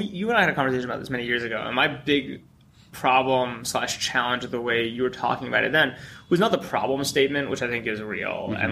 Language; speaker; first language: English; native; English